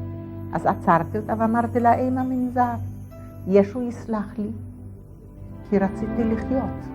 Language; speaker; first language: Hebrew; non-native, fluent; Polish